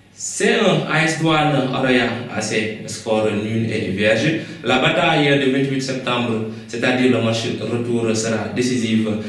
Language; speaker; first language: French; non-native, local second language; Wolof